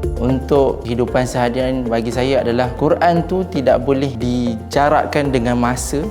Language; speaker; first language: Malay; native; Malay